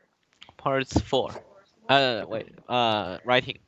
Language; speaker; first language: English; non-native, learner; Chinese